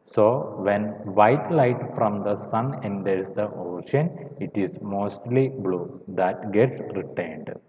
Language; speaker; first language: English; non-native, local second language; Malayalam